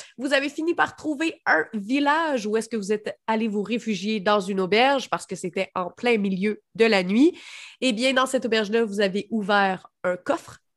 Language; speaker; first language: French; native; French